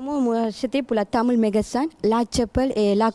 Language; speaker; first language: French; non-native, learner; Tamil